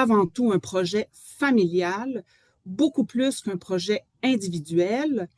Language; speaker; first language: French; native; French